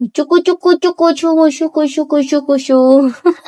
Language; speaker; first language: Hindi; non-native, local second language; Marathi